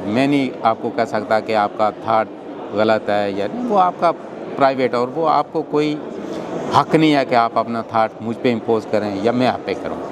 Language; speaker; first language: Urdu; non-native, local second language; Pahari-Potwari